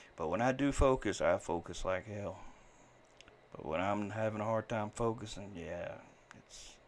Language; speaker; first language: English; native; English